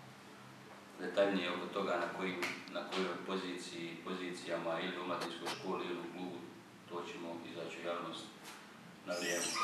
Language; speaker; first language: Croatian; native; Croatian